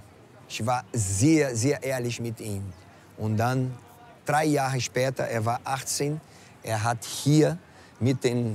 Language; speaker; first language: German; non-native, fluent; Portuguese